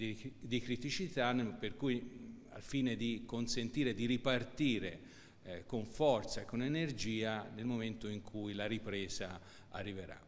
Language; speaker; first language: Italian; native; Italian